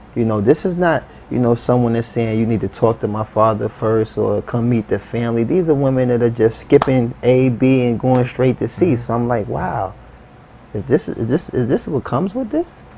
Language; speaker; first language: English; native; English